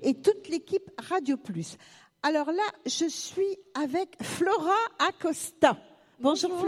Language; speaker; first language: French; native; French